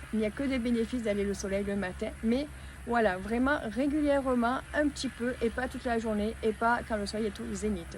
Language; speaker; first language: French; native; French